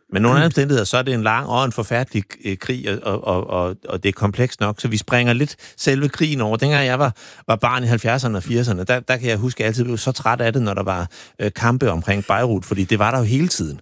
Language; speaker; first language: Danish; native; Danish